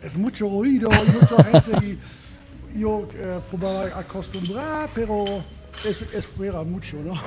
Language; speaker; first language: Spanish; non-native, learner; German